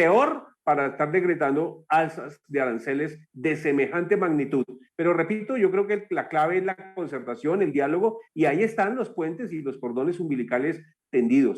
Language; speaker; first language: Spanish; native; Spanish